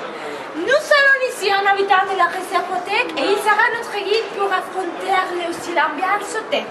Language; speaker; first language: French; non-native, learner; Spanish